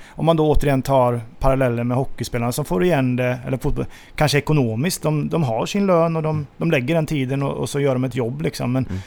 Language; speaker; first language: Swedish; native; Swedish